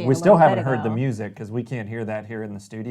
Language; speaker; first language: English; native; English